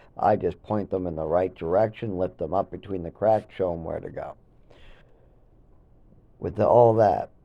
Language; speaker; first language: English; native; English